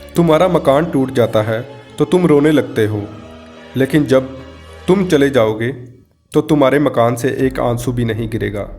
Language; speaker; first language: Hindi; native; Hindi